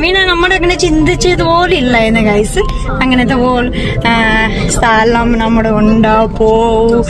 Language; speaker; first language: Malayalam; non-native, local second language; Hindi